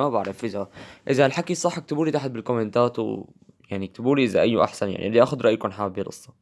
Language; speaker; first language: Arabic; native; Arabic